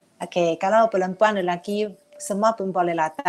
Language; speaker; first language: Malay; non-native, local second language; Chinese